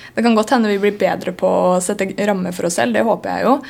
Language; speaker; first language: Norwegian; native; Norwegian